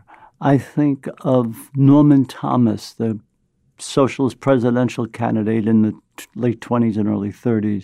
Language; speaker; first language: English; native; English